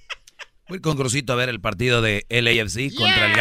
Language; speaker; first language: Spanish; native; Spanish